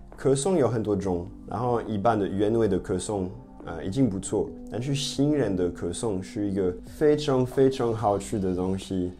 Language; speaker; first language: Chinese; non-native, fluent; French